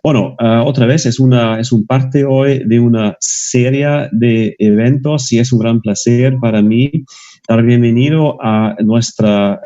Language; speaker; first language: Spanish; non-native, fluent; German